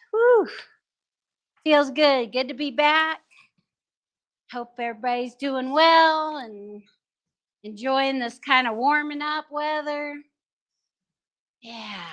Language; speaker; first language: English; native; English